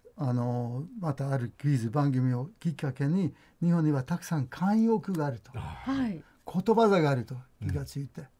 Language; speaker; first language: Japanese; non-native, fluent; Hungarian